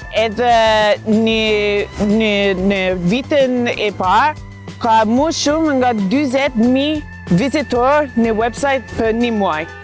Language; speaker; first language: Albanian; non-native, learner; English